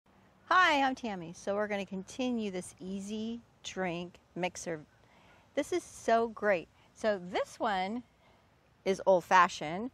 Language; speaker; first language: English; native; English